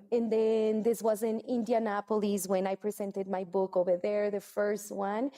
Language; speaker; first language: English; non-native, fluent; Spanish